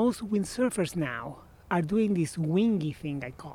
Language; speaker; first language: English; non-native, fluent; Spanish